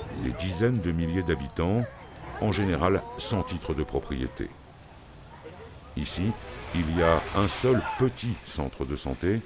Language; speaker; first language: French; native; French